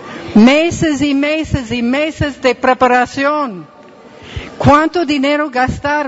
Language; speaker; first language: Spanish; non-native, fluent; English